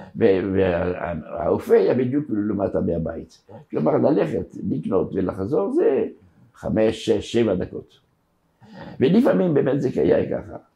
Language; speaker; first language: Hebrew; non-native, fluent; French